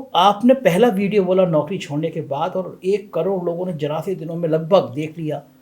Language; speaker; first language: Hindi; native; Hindi